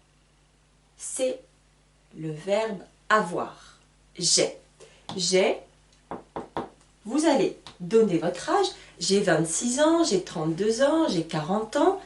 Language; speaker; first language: French; native; French